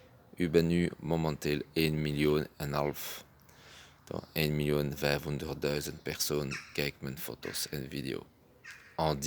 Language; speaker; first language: Dutch; non-native, learner; French